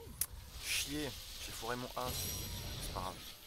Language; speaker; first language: French; native; French